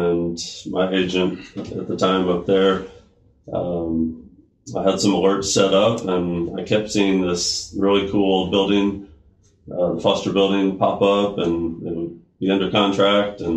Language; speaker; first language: English; native; English